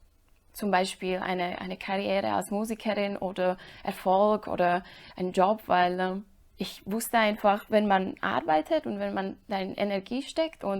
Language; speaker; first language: German; non-native, fluent; Slovak